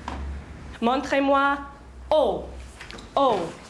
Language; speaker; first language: French; non-native, fluent; English